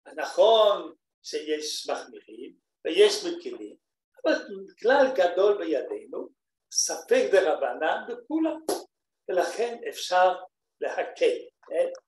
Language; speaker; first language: Hebrew; non-native, fluent; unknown